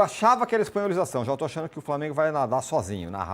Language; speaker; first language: Portuguese; native; Portuguese